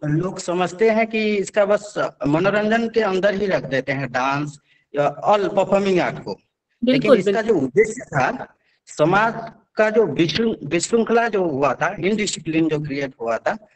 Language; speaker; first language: Hindi; non-native, local second language; Odia